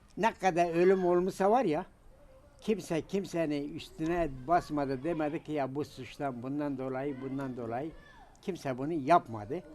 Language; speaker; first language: Turkish; native; Turkish